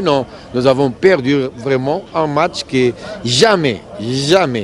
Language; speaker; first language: French; non-native, fluent; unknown